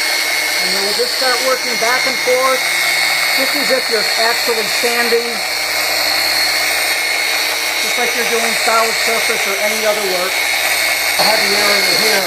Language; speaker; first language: English; native; English